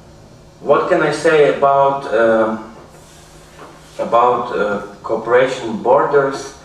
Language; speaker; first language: English; non-native, learner; Ukrainian